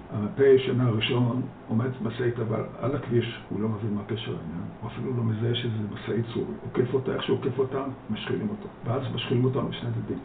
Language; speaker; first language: Hebrew; early bilingual, other home language; Dutch